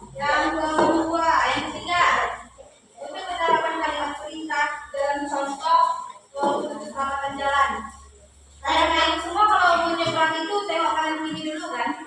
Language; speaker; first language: Indonesian; native; Indonesian